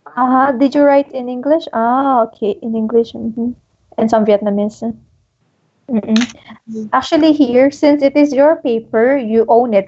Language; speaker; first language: English; non-native, local second language; Filipino